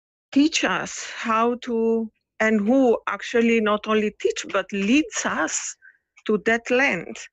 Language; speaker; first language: English; non-native, fluent; Italian